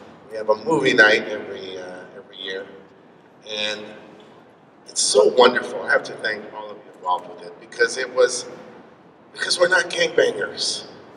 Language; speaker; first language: English; early bilingual, other home language; Spanish